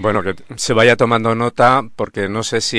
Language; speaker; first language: Spanish; native; Spanish